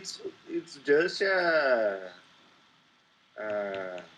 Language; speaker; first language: English; non-native, learner; Portuguese